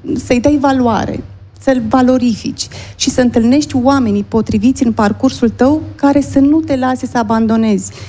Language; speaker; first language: Romanian; native; Romanian